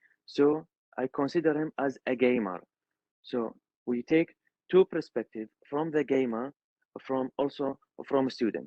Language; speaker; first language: English; non-native, learner; Arabic